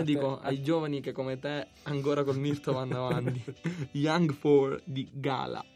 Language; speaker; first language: Italian; native; Italian